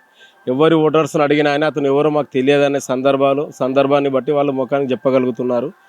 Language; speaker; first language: Telugu; native; Telugu